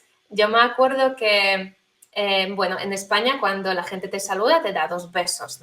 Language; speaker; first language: Spanish; non-native, fluent; Polish